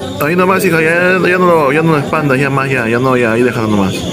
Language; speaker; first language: Spanish; native; Spanish